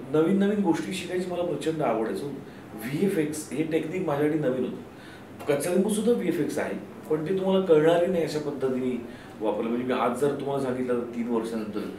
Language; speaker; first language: Marathi; native; Marathi